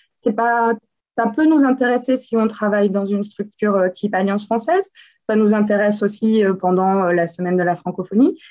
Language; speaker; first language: French; native; French